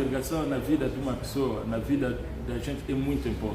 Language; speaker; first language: Portuguese; non-native, learner; Luba-Lulua